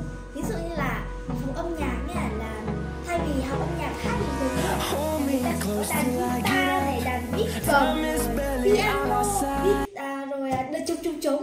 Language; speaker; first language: Vietnamese; early bilingual, heritage; Vietnamese